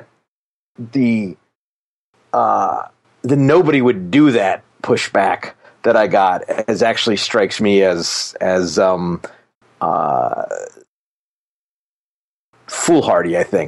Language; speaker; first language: English; native; English